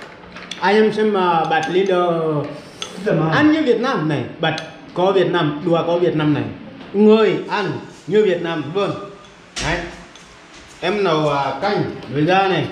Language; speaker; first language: Vietnamese; non-native, learner; Portuguese